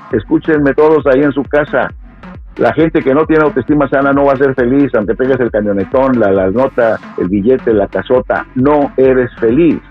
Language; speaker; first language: Spanish; native; Spanish